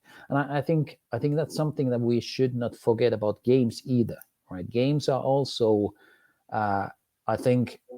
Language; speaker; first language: English; non-native, fluent; Finnish